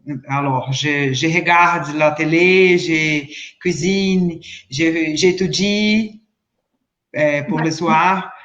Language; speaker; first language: French; non-native, learner; Portuguese